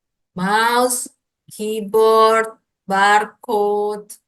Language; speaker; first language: English; non-native, fluent; Indonesian